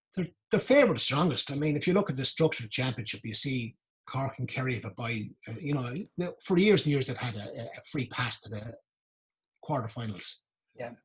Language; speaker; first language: English; native; English